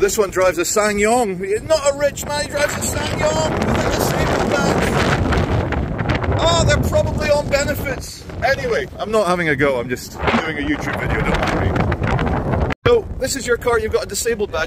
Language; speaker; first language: English; native; English